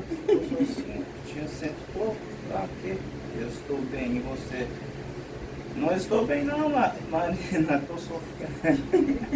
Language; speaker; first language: Portuguese; non-native, learner; Haitian Creole